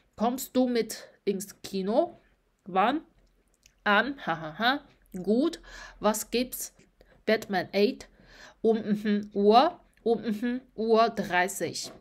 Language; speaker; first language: German; non-native, fluent; Chinese